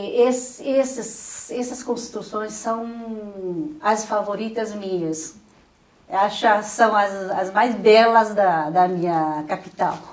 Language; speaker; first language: Portuguese; non-native, fluent; Chinese